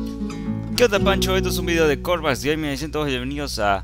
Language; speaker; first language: Spanish; native; Spanish